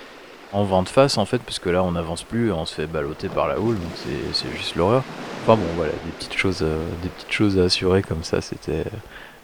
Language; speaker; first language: French; native; French